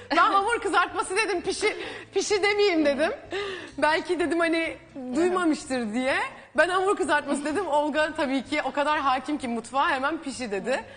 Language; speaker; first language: Turkish; native; Turkish